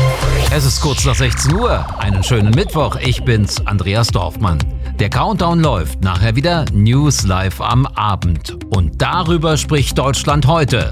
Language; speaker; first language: German; native; German